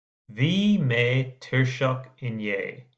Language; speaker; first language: Irish; non-native, local second language; English